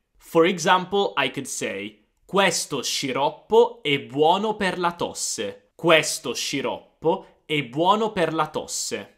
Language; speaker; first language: Italian; native; Italian